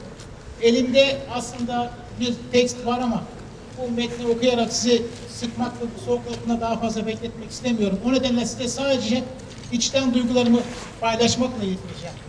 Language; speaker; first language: Turkish; native; Turkish